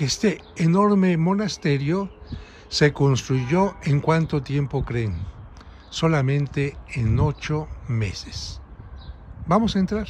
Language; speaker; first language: Spanish; native; Spanish